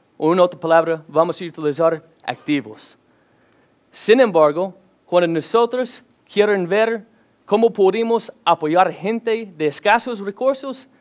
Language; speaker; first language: Spanish; non-native, learner; English